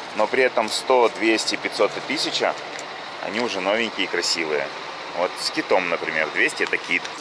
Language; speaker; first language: Russian; native; Russian